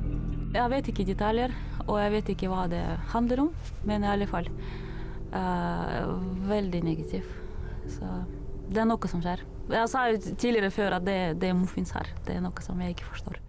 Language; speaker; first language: Norwegian; non-native, fluent; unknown